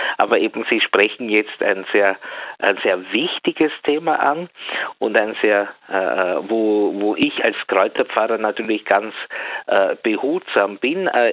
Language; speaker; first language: German; native; German